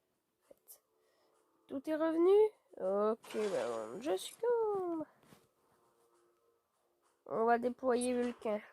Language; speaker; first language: French; native; French